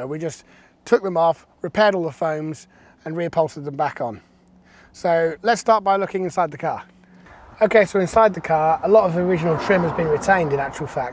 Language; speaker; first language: English; native; English